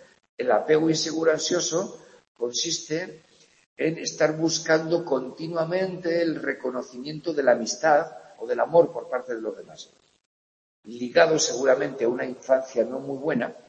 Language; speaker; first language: Spanish; native; Spanish